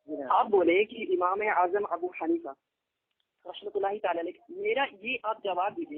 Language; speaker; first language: Hindi; native; Hindi